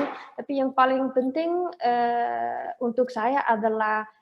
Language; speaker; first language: Indonesian; non-native, learner; Dutch